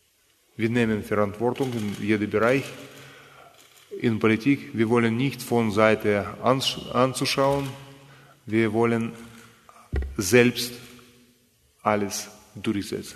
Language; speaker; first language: German; non-native, fluent; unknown